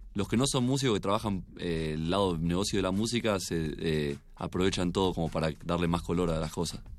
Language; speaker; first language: Spanish; native; Spanish